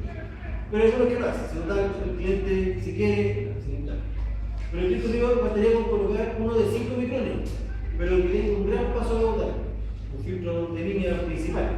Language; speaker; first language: Spanish; native; Spanish